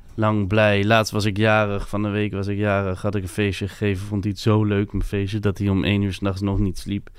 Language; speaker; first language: Dutch; non-native, local second language; French